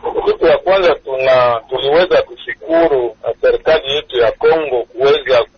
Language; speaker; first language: Swahili; native; Swahili